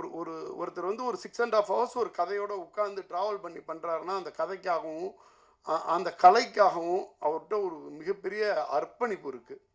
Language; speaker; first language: Tamil; native; Tamil